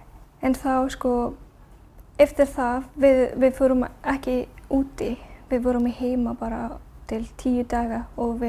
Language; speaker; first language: Icelandic; non-native, learner; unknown